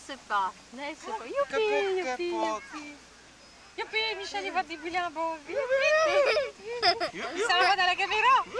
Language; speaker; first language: French; native; French